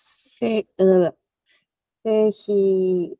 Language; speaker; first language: Japanese; non-native, learner; Spanish